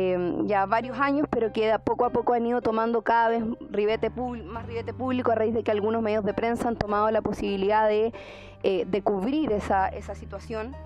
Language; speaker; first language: Spanish; native; Spanish